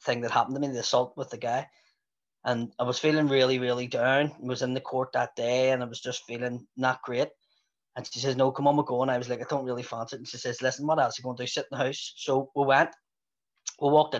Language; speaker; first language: English; native; English